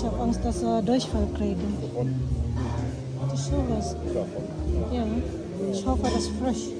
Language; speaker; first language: German; non-native, learner; Cebuano